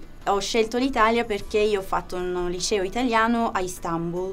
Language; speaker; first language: Italian; non-native, fluent; Turkish